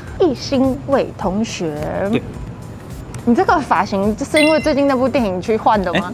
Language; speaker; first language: Chinese; native; Chinese